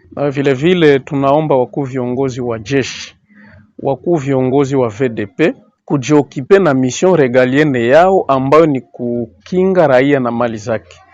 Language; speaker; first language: Swahili; native; Swahili